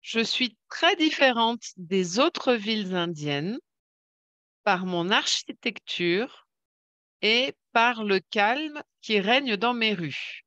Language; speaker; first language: French; native; French